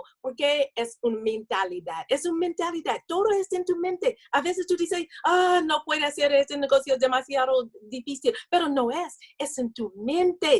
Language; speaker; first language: Spanish; non-native, learner; English